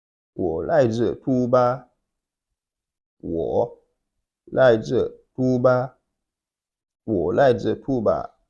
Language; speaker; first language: Chinese; non-native, fluent; Wolof